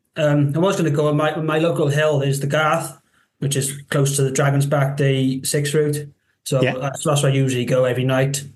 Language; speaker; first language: English; native; English